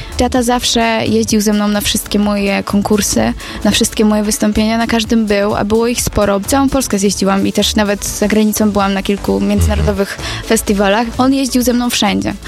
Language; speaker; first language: Polish; native; Polish